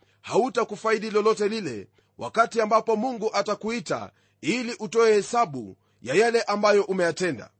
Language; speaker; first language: Swahili; non-native, local second language; Luyia